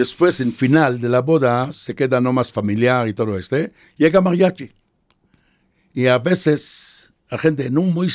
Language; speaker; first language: Spanish; non-native, fluent; Hebrew